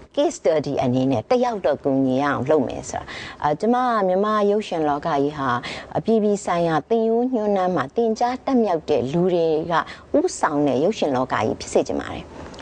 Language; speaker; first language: Burmese; native; Burmese